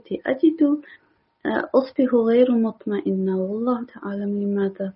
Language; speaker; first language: Arabic; non-native, learner; English